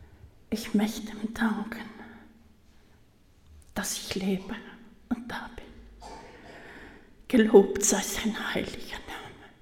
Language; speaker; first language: German; early bilingual, heritage; German